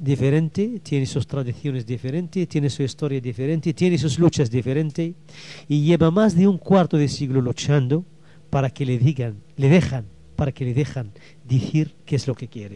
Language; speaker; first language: Spanish; non-native, local second language; Arabic